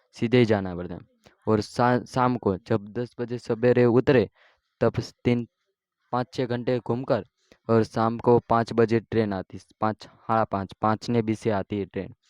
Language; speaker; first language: Hindi; non-native, local second language; Gujarati